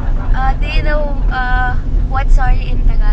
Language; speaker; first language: English; non-native, local second language; Filipino